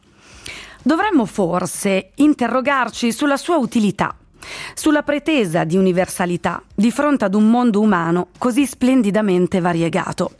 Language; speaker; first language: Italian; native; Italian